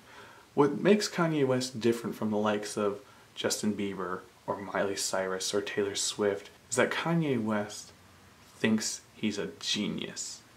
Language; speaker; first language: English; native; English